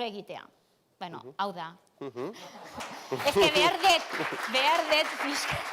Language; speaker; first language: Basque; non-native, local second language; Catalan